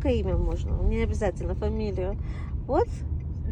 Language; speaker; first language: Russian; non-native, local second language; Tajik